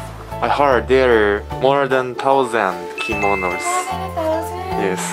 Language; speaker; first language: English; non-native, learner; Japanese